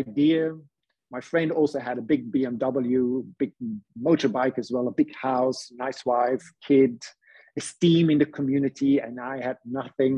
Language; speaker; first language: English; non-native, fluent; Dutch